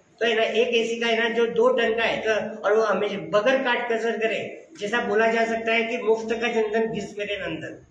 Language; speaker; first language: Hindi; native; Hindi